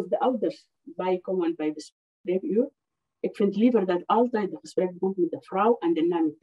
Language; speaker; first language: Dutch; non-native, fluent; Arabic